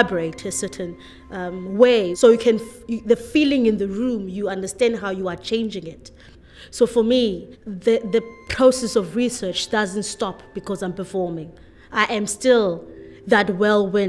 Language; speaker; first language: English; non-native, local second language; Xhosa